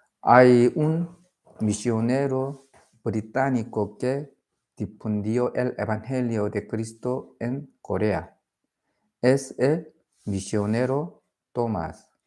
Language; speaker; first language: Spanish; non-native, learner; Korean